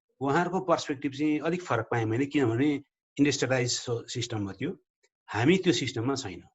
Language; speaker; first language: Nepali; native; Nepali